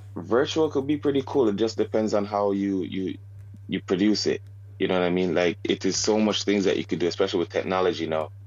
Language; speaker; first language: English; native; English